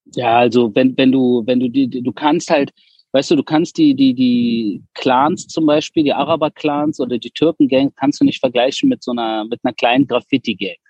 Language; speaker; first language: German; early bilingual, other home language; Persian